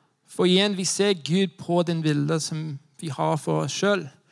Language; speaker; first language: Norwegian; non-native, fluent; English